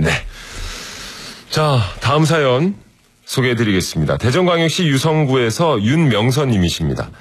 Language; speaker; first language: Korean; native; Korean